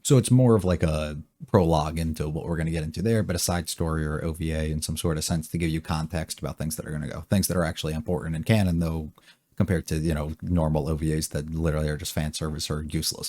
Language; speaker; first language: English; native; English